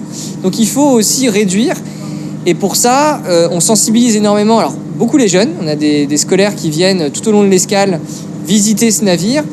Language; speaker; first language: French; native; French